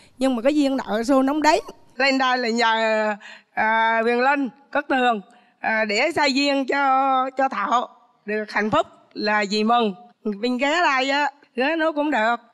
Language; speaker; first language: Vietnamese; native; Vietnamese